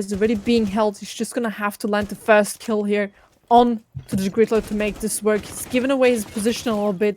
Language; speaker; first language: English; non-native, fluent; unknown